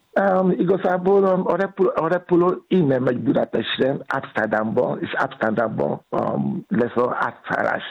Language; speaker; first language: Hungarian; non-native, learner; Yoruba